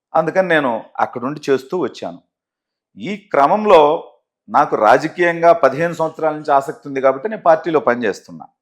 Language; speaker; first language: Telugu; native; Telugu